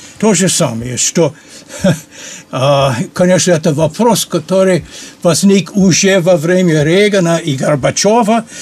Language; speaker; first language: Russian; non-native, fluent; English